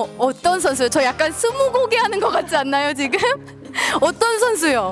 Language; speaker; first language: Korean; native; Korean